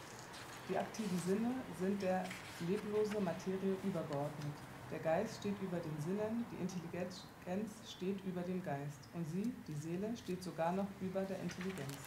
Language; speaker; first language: German; native; German